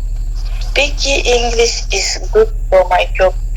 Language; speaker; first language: English; non-native, learner; French